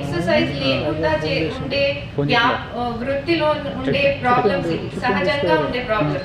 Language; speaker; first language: Telugu; native; Telugu